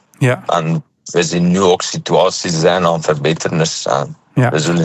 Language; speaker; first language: Dutch; non-native, fluent; Persian